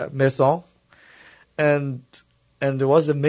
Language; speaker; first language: English; non-native, learner; Arabic